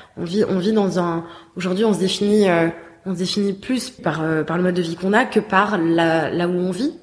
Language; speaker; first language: French; native; French